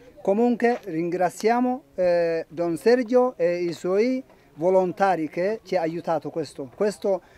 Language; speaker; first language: Italian; non-native, learner; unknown